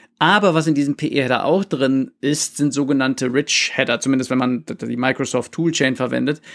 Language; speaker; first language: German; native; German